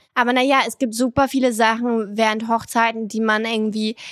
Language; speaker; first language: German; early bilingual, other home language; French